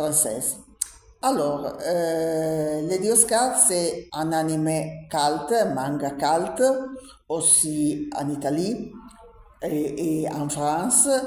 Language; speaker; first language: French; non-native, learner; Italian